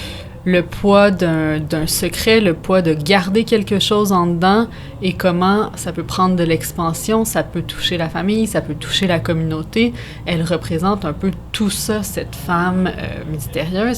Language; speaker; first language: French; native; French